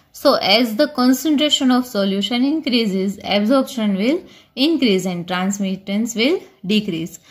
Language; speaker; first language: English; non-native, local second language; Gujarati